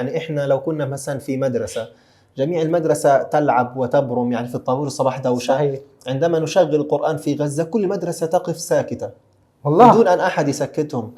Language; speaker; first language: Arabic; native; Arabic